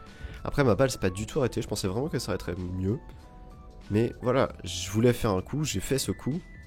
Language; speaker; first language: French; native; French